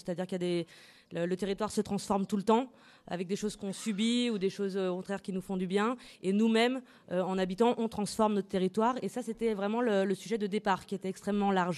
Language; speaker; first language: French; native; French